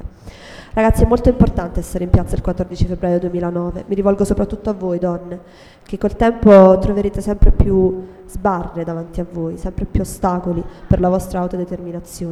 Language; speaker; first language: Italian; native; Italian